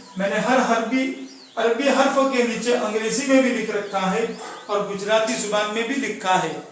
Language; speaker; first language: Urdu; non-native, local second language; Gujarati